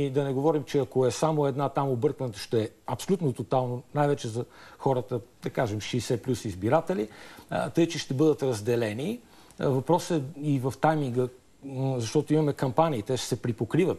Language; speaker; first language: Bulgarian; native; Bulgarian